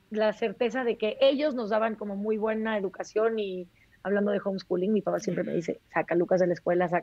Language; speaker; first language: Spanish; native; Spanish